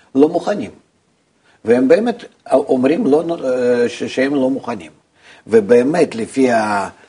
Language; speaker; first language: Hebrew; non-native, fluent; Russian